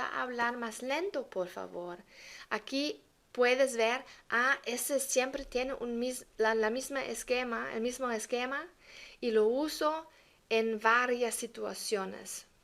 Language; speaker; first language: Spanish; non-native, fluent; German